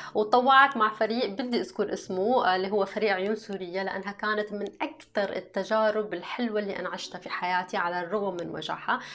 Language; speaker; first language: Arabic; native; Arabic